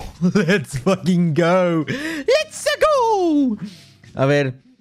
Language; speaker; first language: English; early bilingual, other home language; Spanish